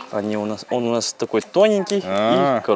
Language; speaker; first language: Russian; non-native, fluent; Korean